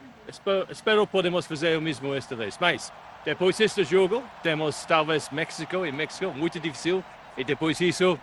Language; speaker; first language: Portuguese; non-native, learner; English